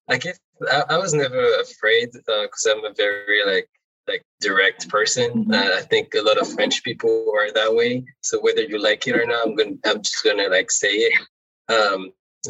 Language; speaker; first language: English; non-native, fluent; French